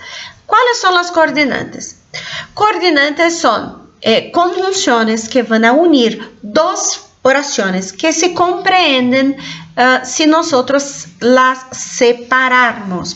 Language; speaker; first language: Spanish; non-native, fluent; Portuguese